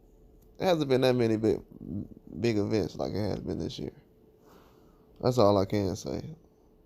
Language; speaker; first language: English; native; English